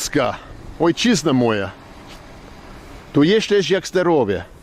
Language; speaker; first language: Polish; non-native, learner; English